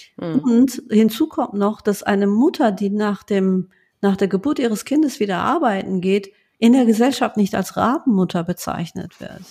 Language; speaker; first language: German; early bilingual, other home language; Turkish